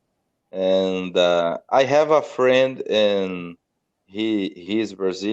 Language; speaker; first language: English; non-native, learner; Portuguese